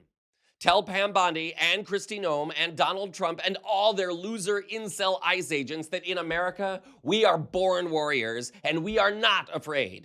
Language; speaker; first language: English; native; English